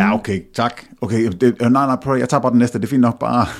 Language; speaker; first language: Danish; native; Danish